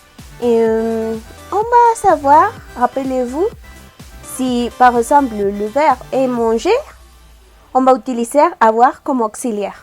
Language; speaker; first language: French; non-native, learner; Spanish